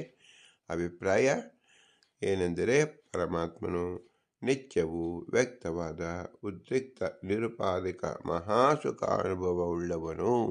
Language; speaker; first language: Kannada; native; Kannada